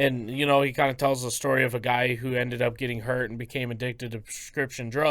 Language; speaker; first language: English; native; English